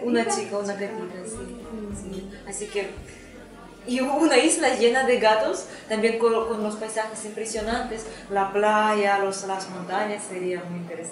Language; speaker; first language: Spanish; non-native, fluent; Russian